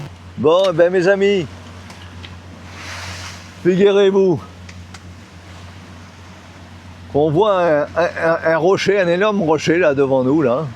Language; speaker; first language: French; native; French